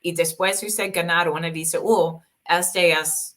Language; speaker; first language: Spanish; non-native, learner; English